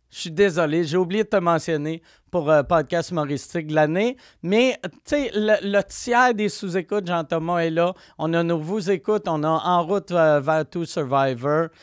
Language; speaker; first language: French; native; French